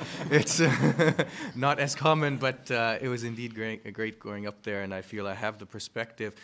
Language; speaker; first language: English; early bilingual, other home language; German